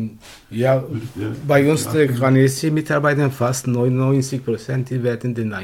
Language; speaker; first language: German; non-native, learner; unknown